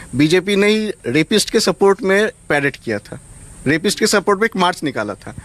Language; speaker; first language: Hindi; non-native, local second language; Bangla